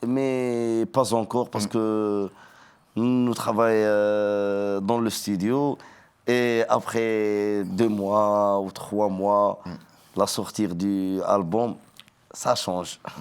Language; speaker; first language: French; non-native, learner; Arabic